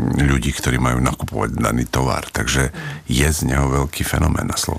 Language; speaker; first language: Slovak; native; Slovak